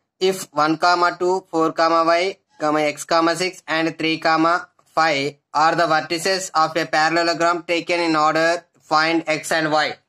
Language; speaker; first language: English; non-native, local second language; Telugu